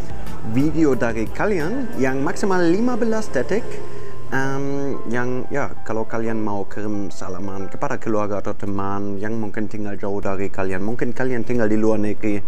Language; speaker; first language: Indonesian; non-native, fluent; German